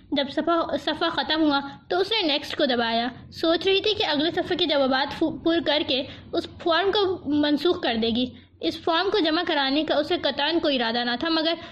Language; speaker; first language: Urdu; native; Urdu